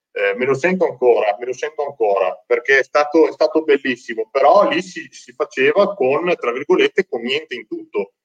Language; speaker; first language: Italian; native; Italian